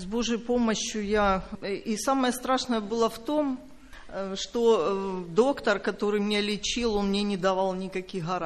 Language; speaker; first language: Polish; non-native, learner; Russian